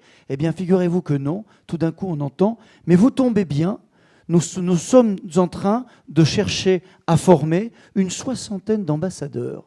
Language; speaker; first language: French; native; French